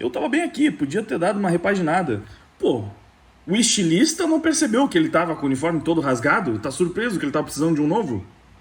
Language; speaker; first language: Portuguese; native; Portuguese